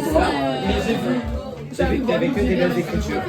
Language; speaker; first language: French; native; French